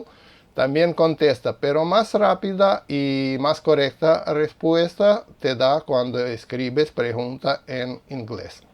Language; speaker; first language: Spanish; non-native, fluent; Russian